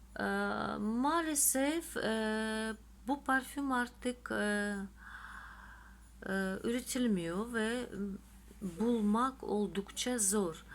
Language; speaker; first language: Turkish; non-native, fluent; Russian